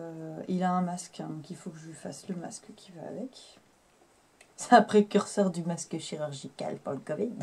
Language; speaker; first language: French; native; French